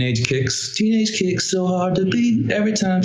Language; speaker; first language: English; native; English